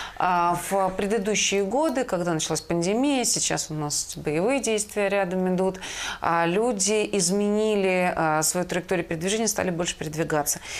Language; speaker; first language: Russian; native; Russian